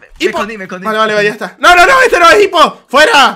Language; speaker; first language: Spanish; native; Spanish